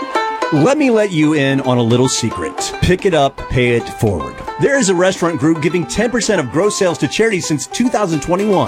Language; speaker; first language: English; native; English